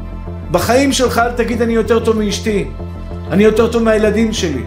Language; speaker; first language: Hebrew; native; Hebrew